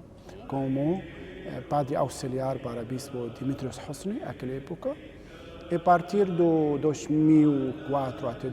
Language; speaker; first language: Portuguese; non-native, learner; Arabic